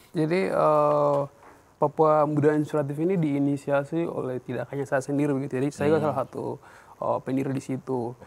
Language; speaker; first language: Indonesian; non-native, local second language; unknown